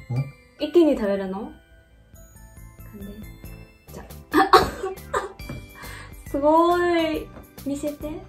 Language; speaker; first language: Japanese; non-native, learner; Vietnamese